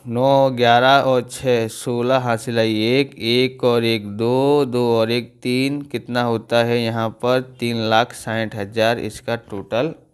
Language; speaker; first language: Hindi; non-native, local second language; Gujarati